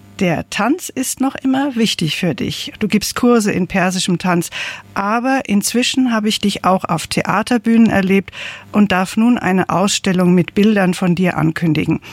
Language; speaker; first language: German; native; German